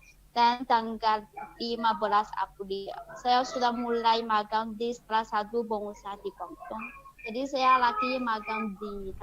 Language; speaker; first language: Indonesian; non-native, fluent; Chinese